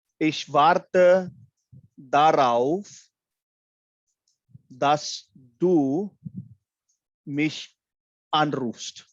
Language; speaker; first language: German; non-native, fluent; Hindi